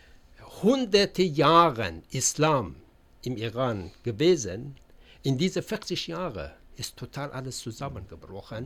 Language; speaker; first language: German; non-native, learner; Persian